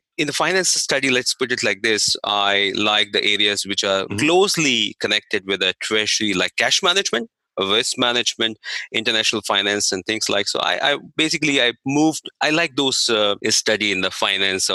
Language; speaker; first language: English; non-native, local second language; Hindi